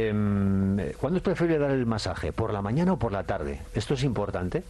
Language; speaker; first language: Spanish; native; Spanish